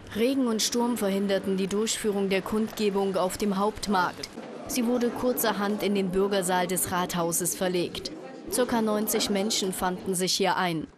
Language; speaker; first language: German; native; German